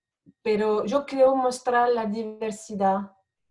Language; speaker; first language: Spanish; non-native, fluent; French